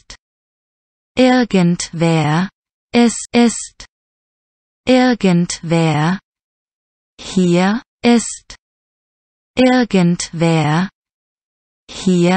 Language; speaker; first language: German; non-native, learner; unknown